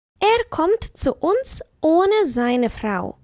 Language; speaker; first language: German; non-native, fluent; Ukrainian